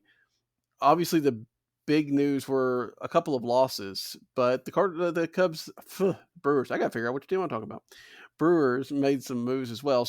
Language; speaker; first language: English; native; English